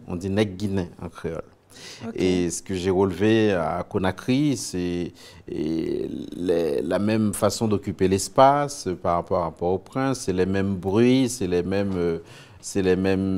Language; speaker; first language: French; non-native, local second language; Haitian Creole